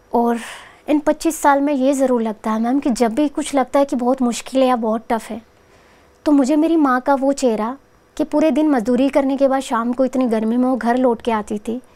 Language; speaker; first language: Hindi; native; Hindi